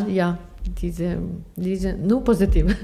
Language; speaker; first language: German; non-native, learner; Ukrainian